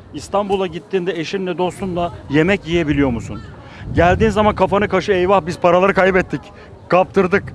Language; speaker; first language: Turkish; native; Turkish